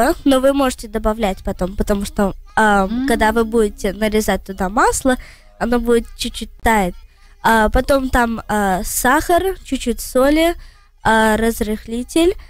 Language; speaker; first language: Russian; early bilingual, heritage; Russian